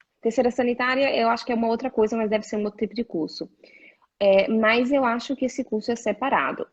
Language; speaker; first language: Portuguese; native; Portuguese